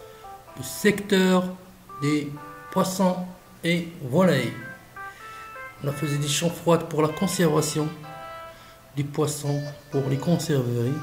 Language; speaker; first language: French; non-native, local second language; Arabic